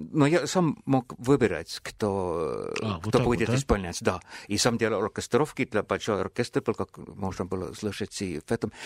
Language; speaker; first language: Russian; non-native, fluent; Estonian